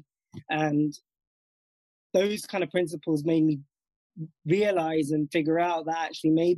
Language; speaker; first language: English; native; English